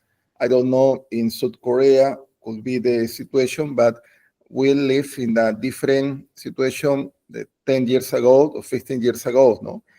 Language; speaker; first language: English; non-native, learner; Spanish